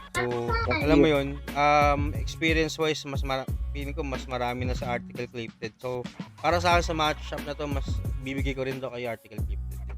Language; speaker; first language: Filipino; non-native, local second language; Cebuano